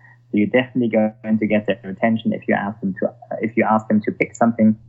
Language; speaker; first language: English; non-native, fluent; German